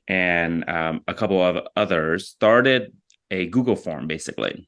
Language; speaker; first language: English; early bilingual, other home language; Vietnamese